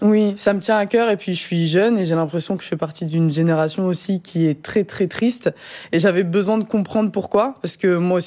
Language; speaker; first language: French; native; French